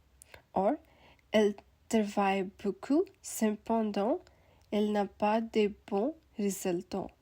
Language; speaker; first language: French; non-native, learner; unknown